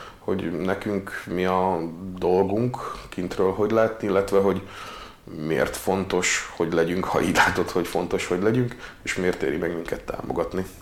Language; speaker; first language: Hungarian; native; Hungarian